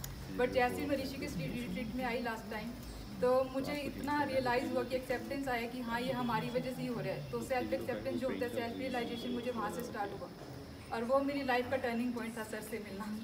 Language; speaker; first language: Hindi; native; Hindi